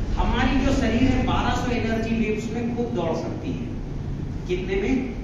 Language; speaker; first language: Hindi; non-native, local second language; Marathi